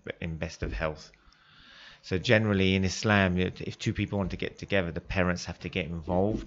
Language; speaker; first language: English; native; English